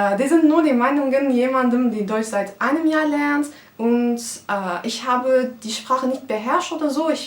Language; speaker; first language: German; non-native, fluent; Turkish